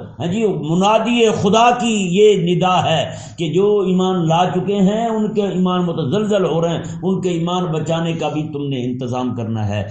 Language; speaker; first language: Urdu; non-native, local second language; Punjabi